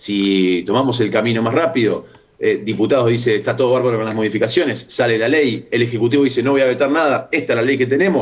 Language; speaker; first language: Spanish; native; Spanish